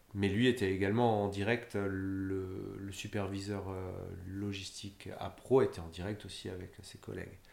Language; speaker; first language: French; native; French